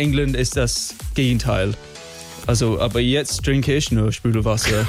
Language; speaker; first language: German; non-native, fluent; English